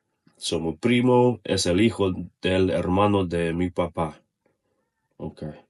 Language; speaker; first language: Spanish; non-native, learner; Russian